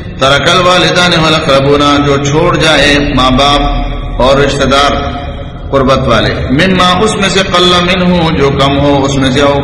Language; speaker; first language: Urdu; non-native, local second language; Pashto